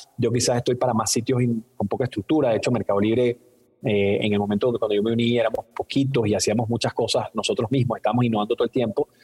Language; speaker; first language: Spanish; native; Spanish